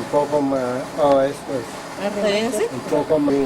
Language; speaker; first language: Spanish; non-native, learner; English